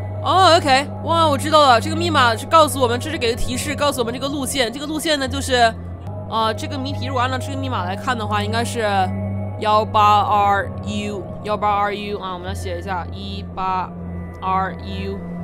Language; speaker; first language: Chinese; native; Chinese